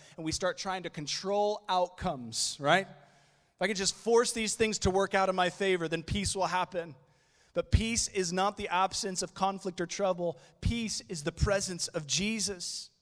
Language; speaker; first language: English; native; English